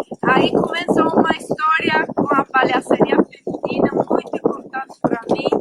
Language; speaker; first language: Portuguese; non-native, fluent; Spanish